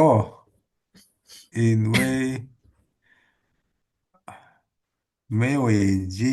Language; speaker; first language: Chinese; non-native, learner; Indonesian